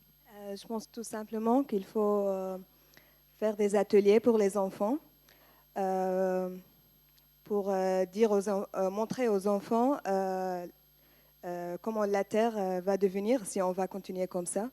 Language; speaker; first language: French; non-native, learner; Arabic